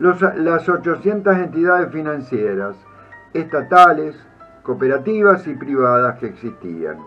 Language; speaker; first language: Spanish; native; Spanish